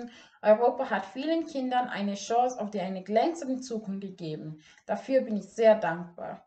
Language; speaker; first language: German; non-native, fluent; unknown